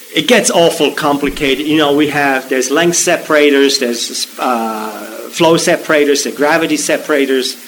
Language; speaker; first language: English; non-native, fluent; German